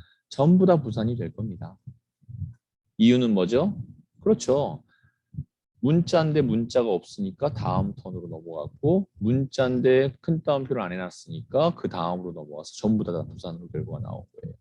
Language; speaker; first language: Korean; native; Korean